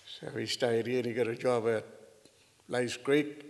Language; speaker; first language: English; native; English